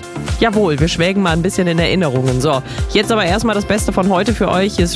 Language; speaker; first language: German; native; German